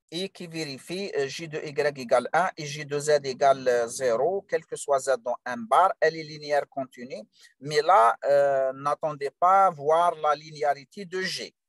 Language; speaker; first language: French; non-native, local second language; Arabic